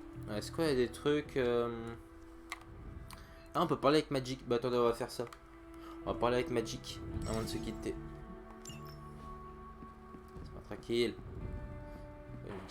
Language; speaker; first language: French; native; French